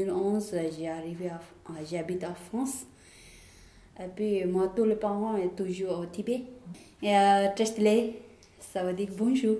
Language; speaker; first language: French; non-native, learner; Tibetan